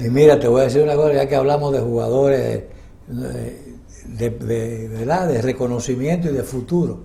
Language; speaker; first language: Spanish; native; Spanish